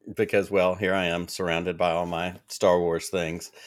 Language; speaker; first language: English; native; English